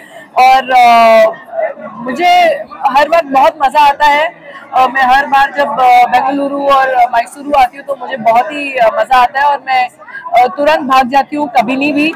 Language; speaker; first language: Hindi; native; Hindi